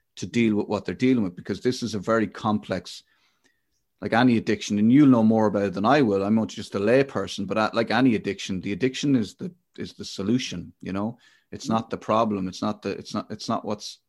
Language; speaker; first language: English; native; English